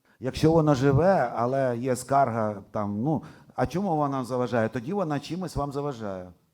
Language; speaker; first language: Ukrainian; non-native, local second language; Russian